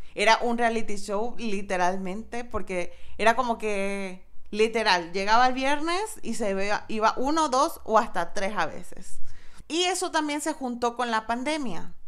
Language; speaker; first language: Spanish; native; Spanish